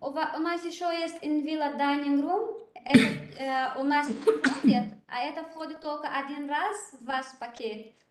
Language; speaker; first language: Russian; non-native, learner; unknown